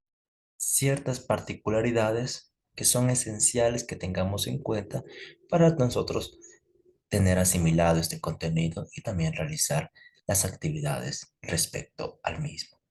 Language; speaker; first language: Spanish; native; Spanish